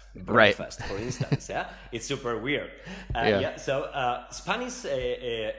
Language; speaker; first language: English; non-native, fluent; Spanish